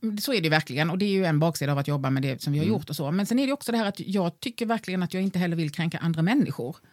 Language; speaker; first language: Swedish; native; Swedish